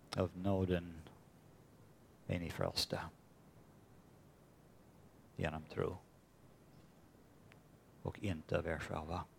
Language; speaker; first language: Swedish; non-native, fluent; English